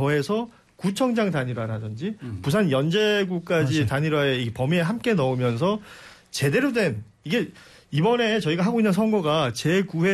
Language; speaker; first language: Korean; native; Korean